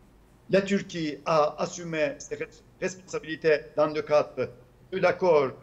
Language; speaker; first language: French; non-native, fluent; Turkish